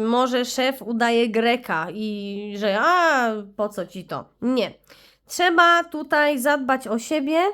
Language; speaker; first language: Polish; native; Polish